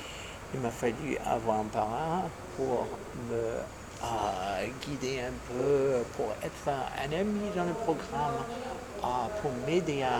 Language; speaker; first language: French; non-native, fluent; English